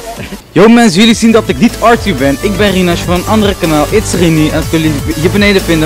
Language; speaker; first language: Dutch; native; Dutch